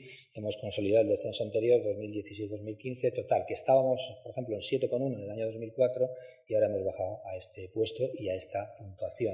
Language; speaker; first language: Spanish; native; Spanish